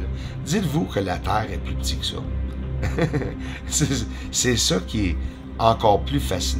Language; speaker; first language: French; native; French